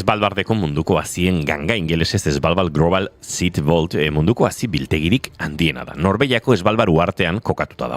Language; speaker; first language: Basque; native; Basque